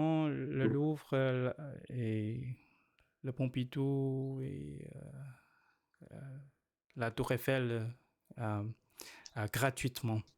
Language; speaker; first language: French; non-native, learner; Chinese